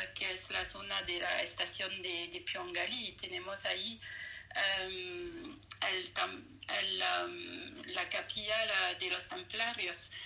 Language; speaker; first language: Spanish; non-native, fluent; French